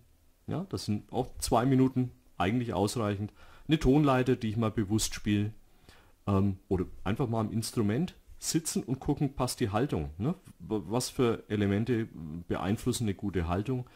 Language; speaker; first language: German; native; German